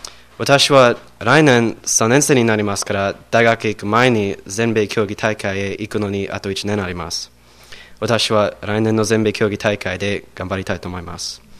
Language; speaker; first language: Japanese; non-native, learner; English